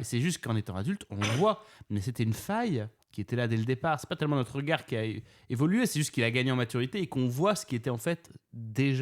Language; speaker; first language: French; native; French